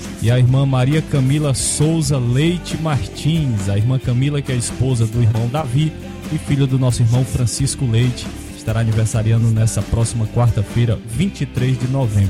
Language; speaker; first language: Portuguese; native; Portuguese